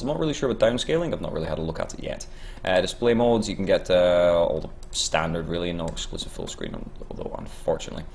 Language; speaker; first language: English; native; English